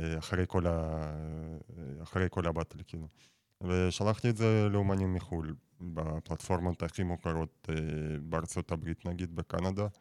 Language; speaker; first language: Hebrew; non-native, fluent; Russian